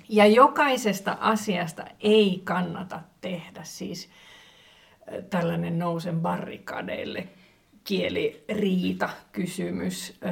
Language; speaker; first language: Finnish; non-native, local second language; Swedish